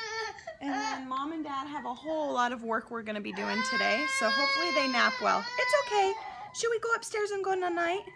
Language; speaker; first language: English; native; English